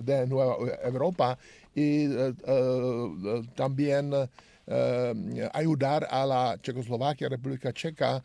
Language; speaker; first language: Spanish; non-native, learner; Czech